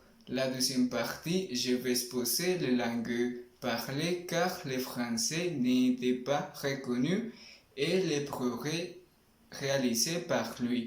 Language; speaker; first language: French; non-native, learner; Spanish